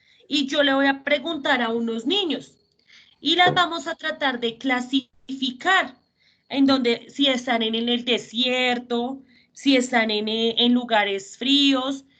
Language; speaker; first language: Spanish; native; Spanish